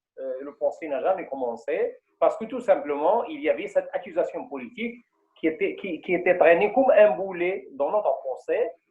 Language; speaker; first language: French; non-native, local second language; Arabic